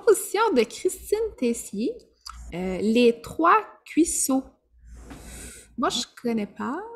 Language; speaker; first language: French; native; French